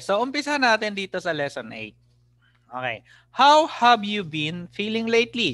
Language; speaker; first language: English; non-native, local second language; Filipino